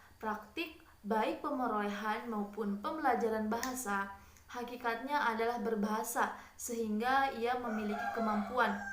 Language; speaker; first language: Indonesian; non-native, local second language; Sundanese